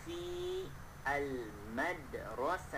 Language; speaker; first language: Arabic; non-native, fluent; Malay